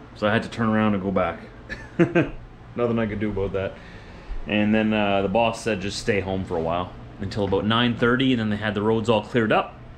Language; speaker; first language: English; native; English